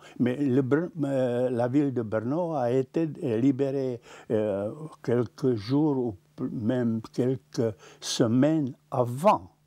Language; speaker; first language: French; non-native, fluent; Czech